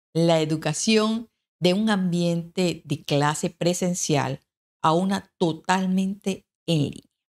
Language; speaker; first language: Spanish; native; Spanish